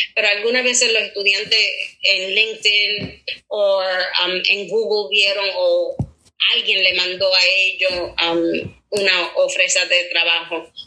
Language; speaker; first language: Spanish; early bilingual, heritage; Spanish